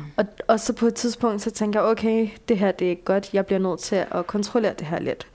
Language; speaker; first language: Danish; early bilingual, other home language; Bulgarian